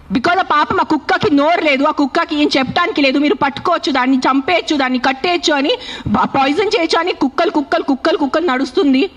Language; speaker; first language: Telugu; non-native, fluent; Marathi